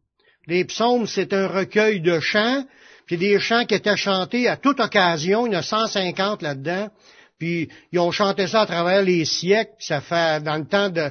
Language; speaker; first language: French; native; French